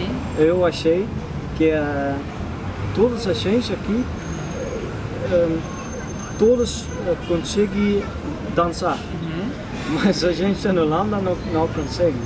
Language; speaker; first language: Portuguese; non-native, learner; Dutch